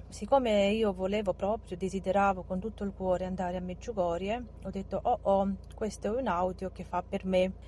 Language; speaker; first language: Italian; non-native, fluent; Romanian